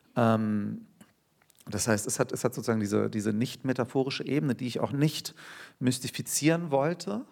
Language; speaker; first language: German; early bilingual, other home language; Turkish